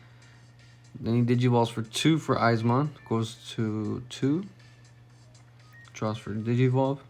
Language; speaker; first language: English; native; English